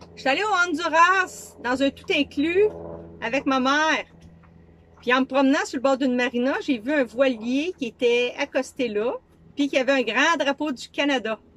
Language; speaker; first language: French; native; French